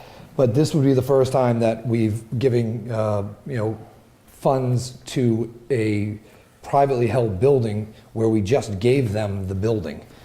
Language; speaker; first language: English; native; English